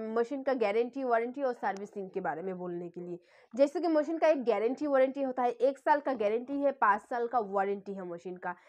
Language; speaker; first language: Hindi; non-native, local second language; Bangla